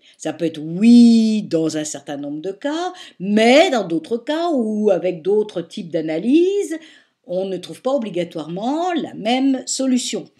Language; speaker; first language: French; native; French